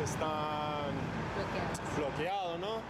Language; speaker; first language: Spanish; early bilingual, heritage; English